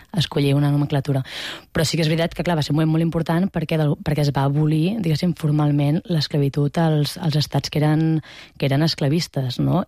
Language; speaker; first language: Catalan; native; Catalan